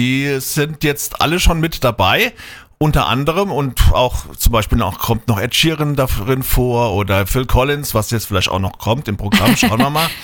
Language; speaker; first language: German; native; German